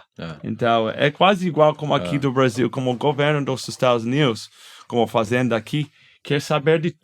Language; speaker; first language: Portuguese; non-native, fluent; English